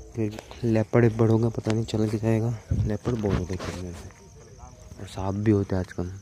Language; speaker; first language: Hindi; non-native, local second language; Marwari